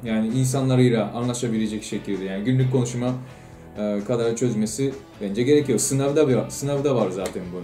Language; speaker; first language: Turkish; non-native, fluent; Japanese